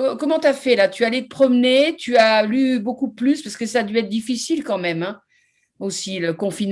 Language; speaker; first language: French; native; French